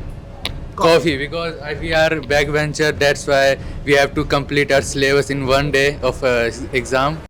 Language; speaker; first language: English; non-native, learner; Hindi